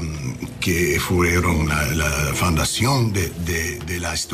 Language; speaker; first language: Spanish; non-native, learner; English